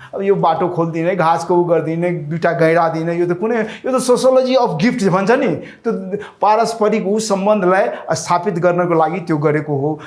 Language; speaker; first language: Nepali; non-native, local second language; Rana Tharu